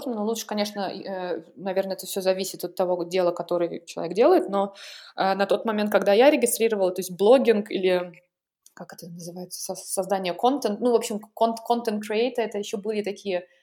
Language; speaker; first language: Russian; native; Russian